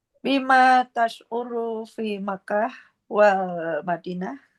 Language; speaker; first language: Arabic; non-native, learner; Indonesian